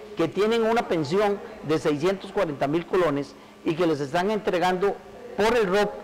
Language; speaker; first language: Spanish; native; Spanish